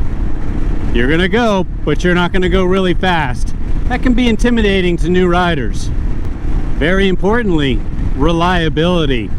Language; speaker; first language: English; native; English